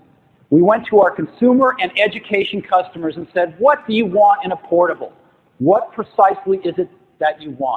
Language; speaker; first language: English; native; English